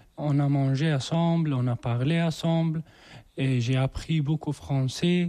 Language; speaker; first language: French; non-native, learner; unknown